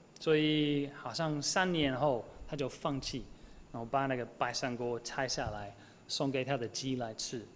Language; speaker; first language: Chinese; non-native, fluent; English